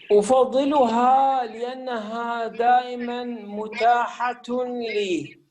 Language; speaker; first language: Arabic; non-native, fluent; Turkish